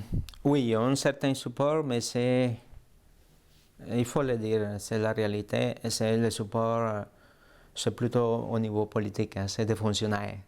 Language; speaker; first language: French; native; French